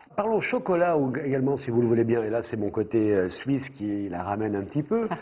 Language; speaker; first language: French; native; French